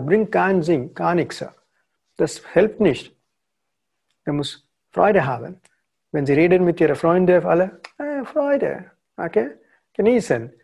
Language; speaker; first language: German; non-native, learner; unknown